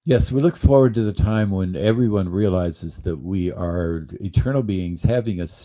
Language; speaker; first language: English; native; English